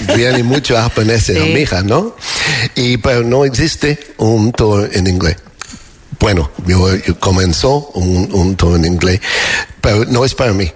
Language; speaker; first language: Spanish; non-native, learner; English